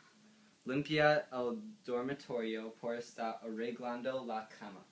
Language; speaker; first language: Spanish; non-native, learner; English